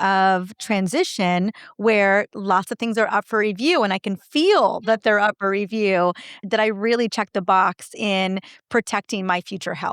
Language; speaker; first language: English; native; English